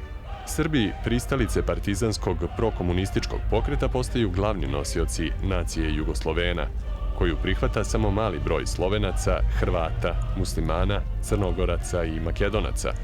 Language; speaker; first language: Bosnian; native; Bosnian